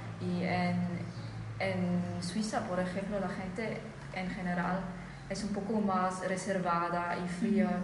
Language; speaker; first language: Spanish; non-native, fluent; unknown